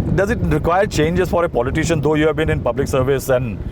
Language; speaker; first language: English; non-native, local second language; Hindi